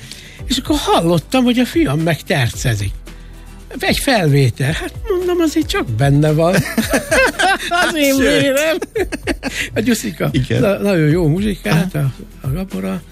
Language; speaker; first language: Hungarian; native; Hungarian